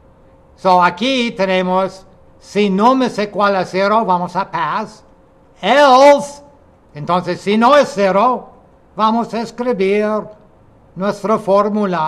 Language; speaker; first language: Spanish; non-native, fluent; English